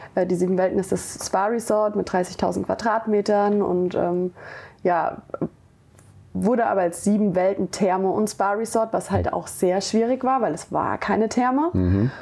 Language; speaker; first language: German; native; German